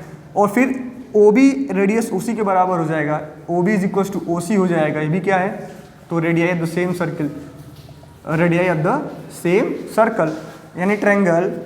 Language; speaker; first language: Hindi; native; Hindi